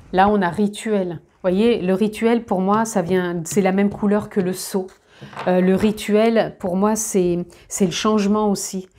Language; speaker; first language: French; native; French